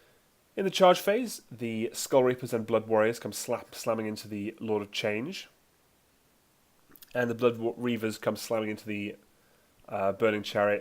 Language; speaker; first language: English; native; English